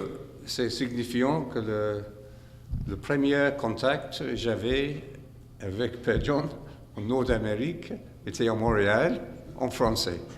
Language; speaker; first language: French; non-native, fluent; English